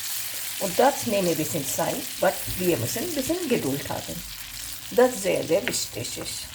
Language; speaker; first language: German; non-native, learner; Hindi